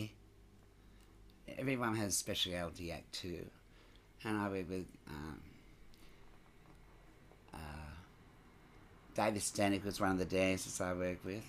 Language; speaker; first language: English; native; English